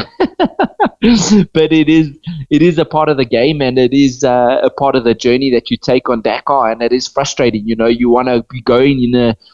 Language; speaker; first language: English; native; English